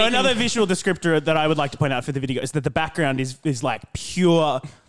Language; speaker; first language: English; native; English